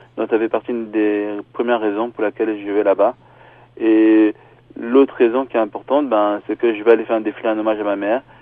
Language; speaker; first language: French; early bilingual, other home language; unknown